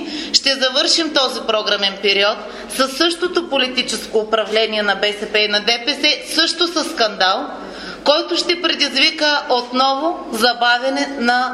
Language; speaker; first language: Bulgarian; native; Bulgarian